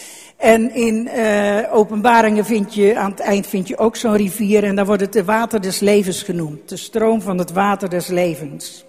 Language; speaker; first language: Dutch; native; Dutch